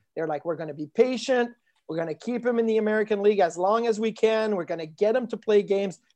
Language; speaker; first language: English; native; English